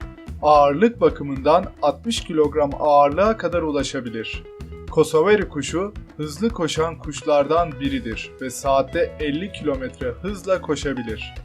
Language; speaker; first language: Turkish; native; Turkish